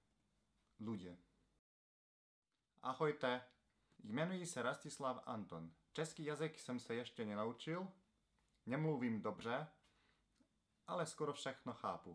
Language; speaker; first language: Czech; non-native, learner; Croatian